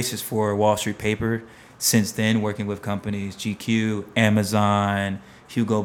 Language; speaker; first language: English; native; English